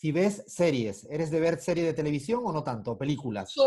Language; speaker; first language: Spanish; native; Spanish